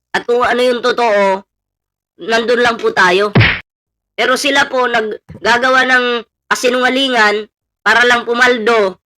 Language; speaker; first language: Filipino; non-native, local second language; Cebuano